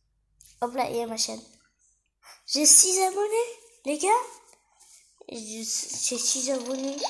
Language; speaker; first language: French; native; French